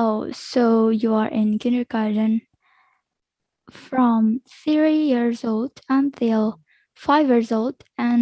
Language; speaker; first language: English; non-native, learner; Indonesian